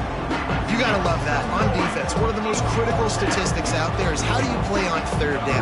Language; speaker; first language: English; native; English